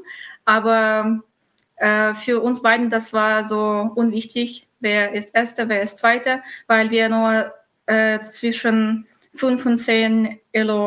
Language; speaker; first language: German; non-native, fluent; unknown